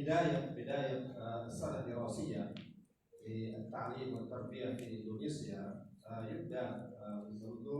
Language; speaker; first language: Arabic; non-native, fluent; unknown